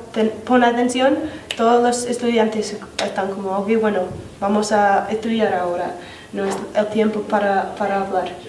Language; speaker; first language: Spanish; non-native, fluent; English